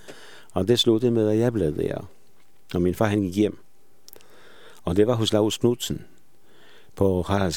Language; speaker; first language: Danish; non-native, fluent; Polish